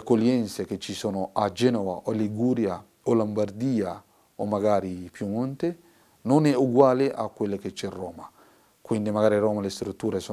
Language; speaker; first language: Italian; non-native, fluent; Somali